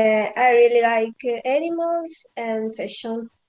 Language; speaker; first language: English; non-native, learner; Italian